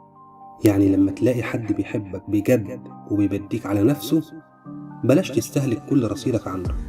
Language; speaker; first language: Arabic; native; Arabic